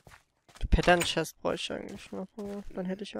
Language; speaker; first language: German; native; German